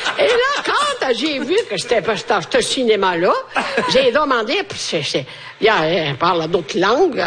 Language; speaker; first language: French; non-native, fluent; Italian